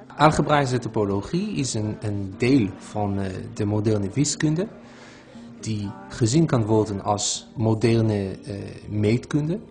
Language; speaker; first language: Dutch; non-native, fluent; Hebrew